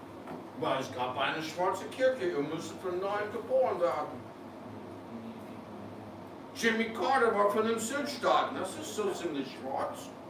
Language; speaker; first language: German; non-native, fluent; English